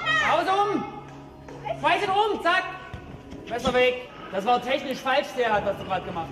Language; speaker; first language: German; native; German